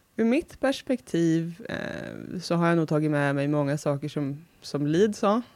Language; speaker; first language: Swedish; native; Swedish